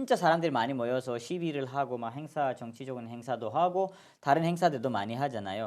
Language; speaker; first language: Korean; non-native, fluent; Urdu